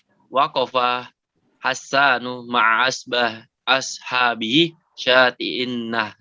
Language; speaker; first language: Arabic; non-native, learner; Indonesian